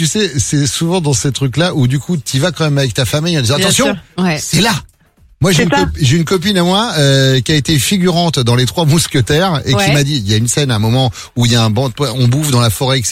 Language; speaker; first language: French; native; French